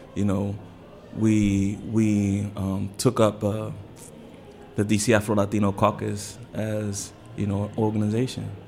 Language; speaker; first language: English; early bilingual, other home language; Spanish